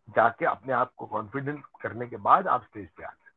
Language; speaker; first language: Hindi; non-native, local second language; Gujarati